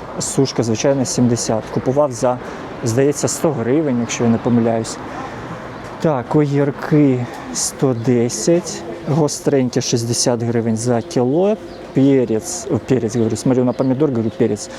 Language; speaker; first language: Ukrainian; non-native, local second language; Russian